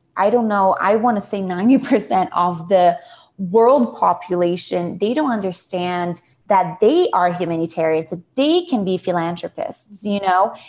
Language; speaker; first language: English; non-native, fluent; Portuguese